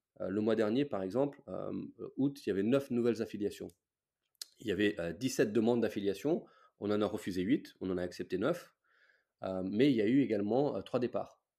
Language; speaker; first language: French; non-native, fluent; English